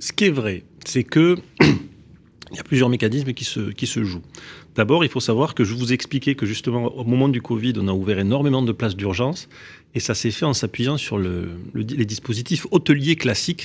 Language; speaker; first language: French; native; French